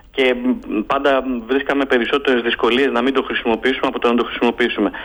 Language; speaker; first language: Greek; native; Greek